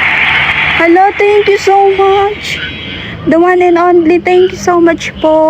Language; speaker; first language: English; non-native, learner; Filipino